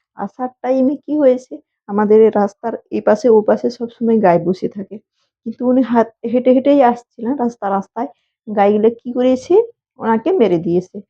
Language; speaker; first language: Bangla; non-native, local second language; Santali